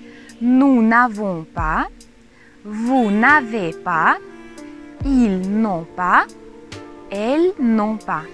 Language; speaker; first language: French; non-native, fluent; Russian